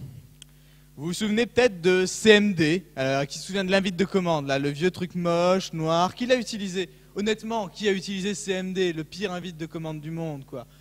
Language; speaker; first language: French; native; French